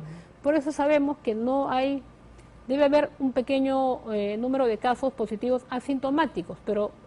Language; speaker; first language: Spanish; native; Spanish